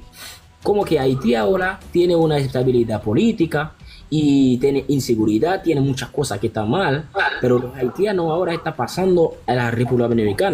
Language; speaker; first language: Spanish; non-native, local second language; Haitian Creole